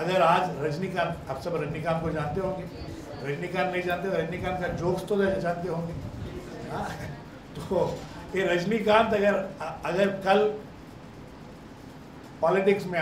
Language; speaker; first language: Hindi; non-native, local second language; Kannada